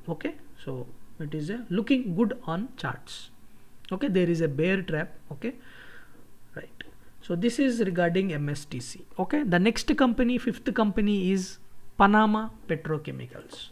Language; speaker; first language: English; non-native, local second language; Telugu